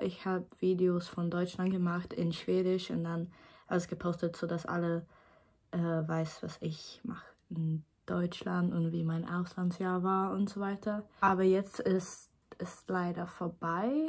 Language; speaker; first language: German; non-native, learner; Swedish